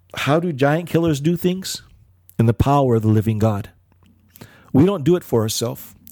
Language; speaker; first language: English; early bilingual, other home language; Filipino